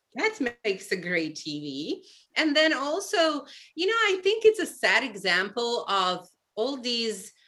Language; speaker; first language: English; non-native, fluent; Albanian